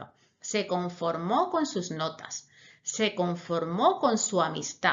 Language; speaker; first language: Spanish; native; Spanish